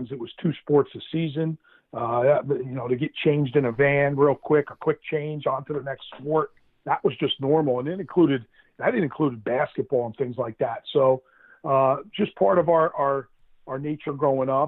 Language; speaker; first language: English; native; English